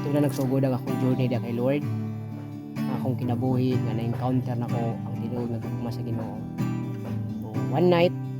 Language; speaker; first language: Cebuano; non-native, local second language; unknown